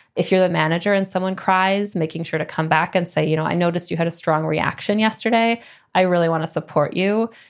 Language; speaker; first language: English; native; English